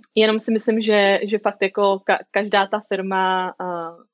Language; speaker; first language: Czech; native; Czech